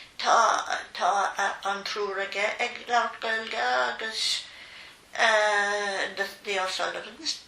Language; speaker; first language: Irish; non-native, local second language; English